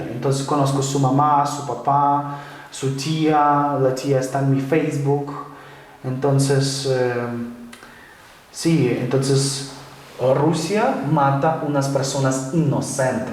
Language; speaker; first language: Spanish; non-native, fluent; Ukrainian